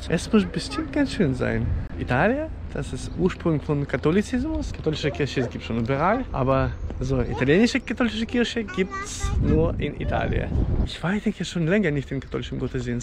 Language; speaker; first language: German; non-native, fluent; Ukrainian